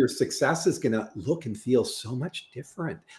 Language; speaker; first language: English; native; English